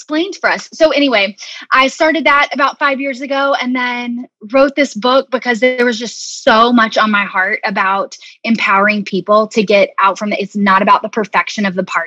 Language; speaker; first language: English; native; English